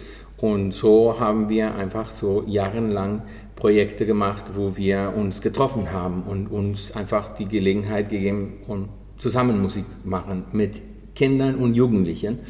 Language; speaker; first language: German; non-native, fluent; Spanish